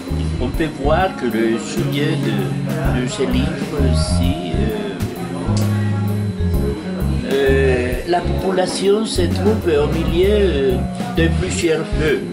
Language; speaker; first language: French; non-native, fluent; Spanish